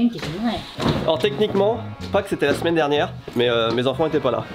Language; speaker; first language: French; native; French